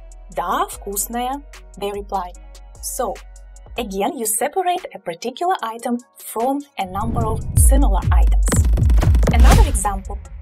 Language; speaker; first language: English; non-native, fluent; Russian